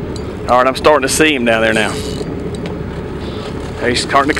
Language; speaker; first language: English; native; English